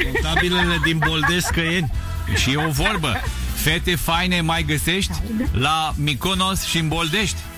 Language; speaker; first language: Romanian; native; Romanian